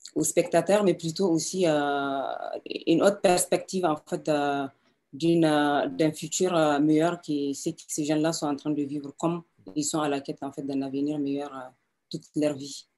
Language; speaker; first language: French; non-native, local second language; Hausa